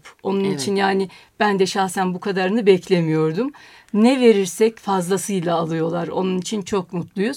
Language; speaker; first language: Turkish; native; Turkish